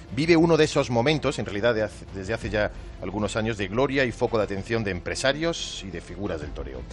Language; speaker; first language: Spanish; native; Spanish